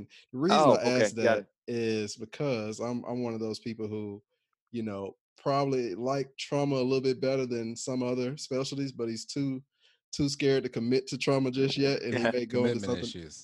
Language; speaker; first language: English; native; English